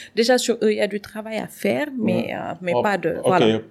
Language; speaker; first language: French; non-native, local second language; Wolof